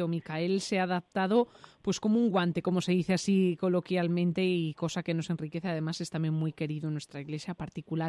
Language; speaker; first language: Spanish; native; Spanish